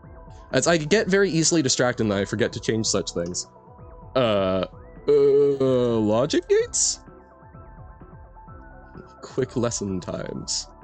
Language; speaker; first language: English; native; English